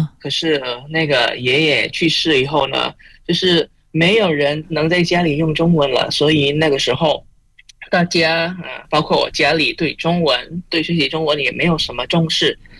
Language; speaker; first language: Chinese; non-native, fluent; Indonesian